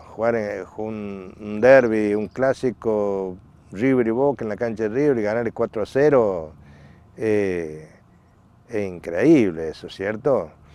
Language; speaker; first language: Spanish; native; Spanish